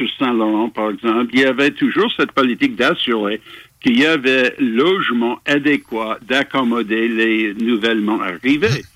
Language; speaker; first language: French; non-native, local second language; English